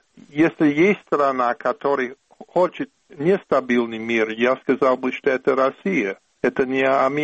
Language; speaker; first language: Russian; non-native, fluent; English